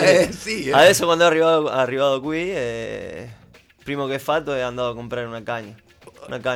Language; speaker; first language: Italian; non-native, learner; Spanish